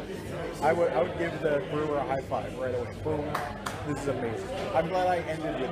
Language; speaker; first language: English; native; English